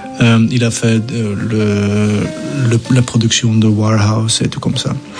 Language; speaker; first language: French; non-native, local second language; Dutch